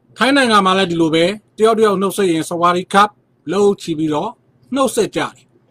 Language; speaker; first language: Burmese; non-native, local second language; Rohingya